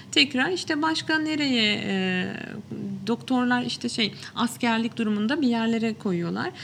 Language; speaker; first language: Turkish; early bilingual, other home language; Arabic